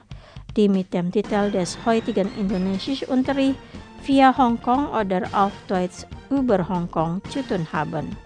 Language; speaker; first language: German; non-native, fluent; Indonesian